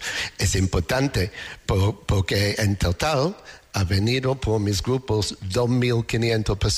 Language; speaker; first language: Spanish; non-native, learner; English